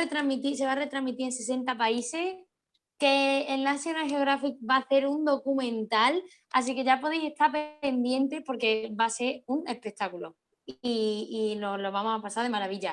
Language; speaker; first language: Spanish; native; Spanish